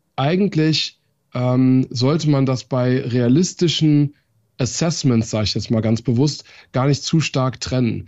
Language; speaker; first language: German; early bilingual, other home language; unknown